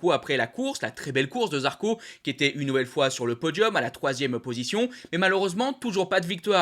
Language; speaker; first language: French; native; French